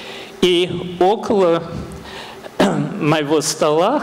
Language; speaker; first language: Russian; non-native, fluent; English